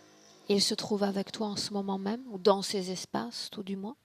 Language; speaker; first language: French; native; French